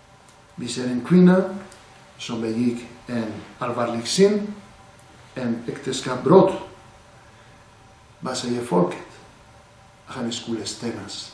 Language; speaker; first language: Swedish; non-native, fluent; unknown